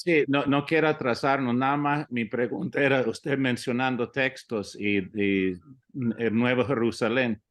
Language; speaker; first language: Spanish; early bilingual, heritage; English